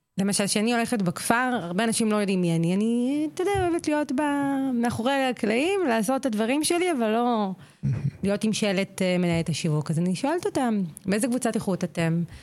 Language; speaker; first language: Hebrew; native; Hebrew